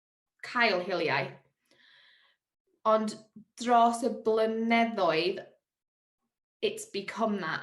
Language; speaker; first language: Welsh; non-native, learner; English